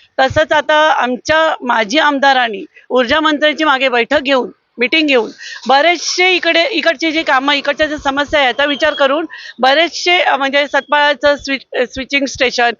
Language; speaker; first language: Marathi; native; Marathi